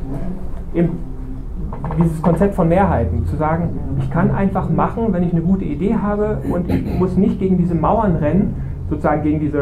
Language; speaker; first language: German; native; German